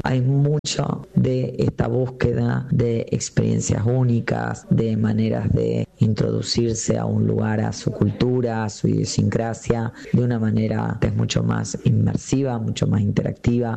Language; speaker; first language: Spanish; native; Spanish